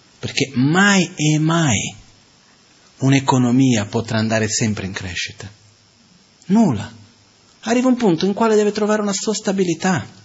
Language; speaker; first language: Italian; non-native, fluent; Portuguese